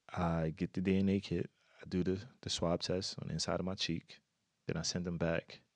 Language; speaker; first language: English; native; English